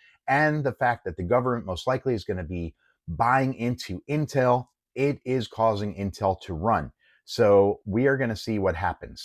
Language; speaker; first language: English; native; English